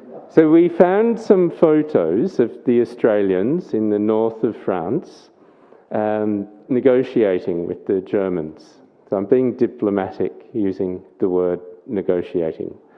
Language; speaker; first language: English; native; English